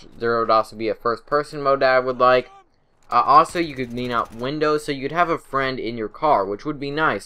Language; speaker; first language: English; native; English